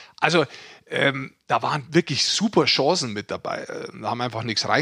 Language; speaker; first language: German; native; German